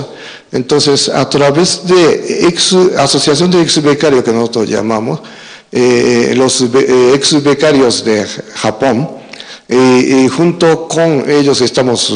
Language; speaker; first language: Spanish; non-native, fluent; Japanese